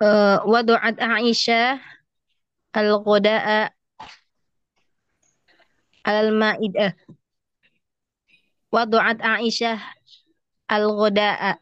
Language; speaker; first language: Arabic; non-native, learner; Indonesian